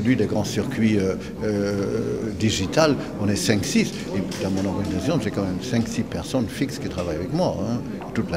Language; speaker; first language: French; non-native, fluent; German